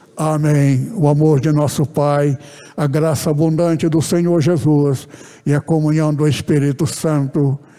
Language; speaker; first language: Portuguese; early bilingual, other home language; Japanese